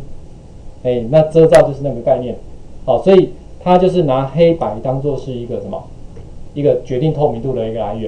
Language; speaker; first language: Chinese; native; Chinese